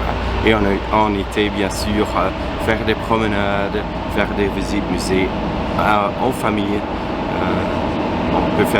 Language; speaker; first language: French; non-native, fluent; Swedish